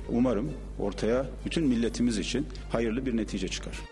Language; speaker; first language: Turkish; native; Turkish